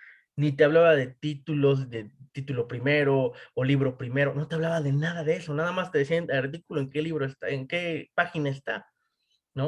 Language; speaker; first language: Spanish; native; Spanish